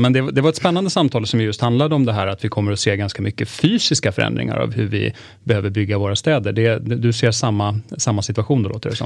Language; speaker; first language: Swedish; native; Swedish